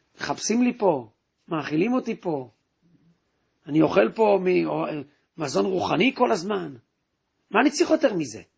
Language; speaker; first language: Hebrew; native; Hebrew